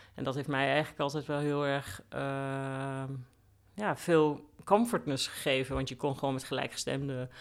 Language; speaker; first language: Dutch; native; Dutch